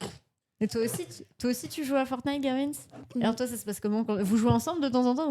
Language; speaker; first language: French; native; French